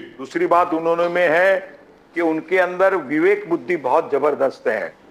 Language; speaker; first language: Hindi; non-native, local second language; Gujarati